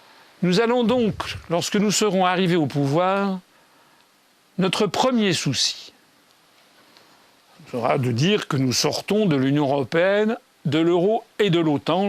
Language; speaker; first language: French; native; French